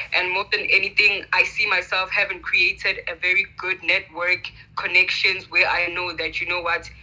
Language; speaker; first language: English; non-native, local second language; Zulu